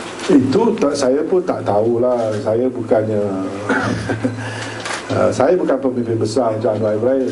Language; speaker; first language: Malay; native; Malay